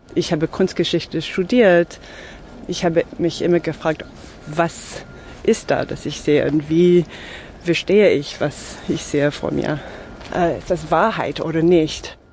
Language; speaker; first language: German; non-native, fluent; English